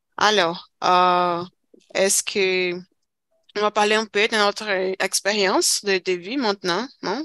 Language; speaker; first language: French; non-native, fluent; Portuguese